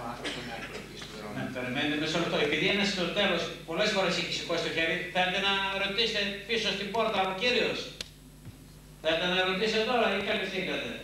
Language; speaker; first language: Greek; native; Greek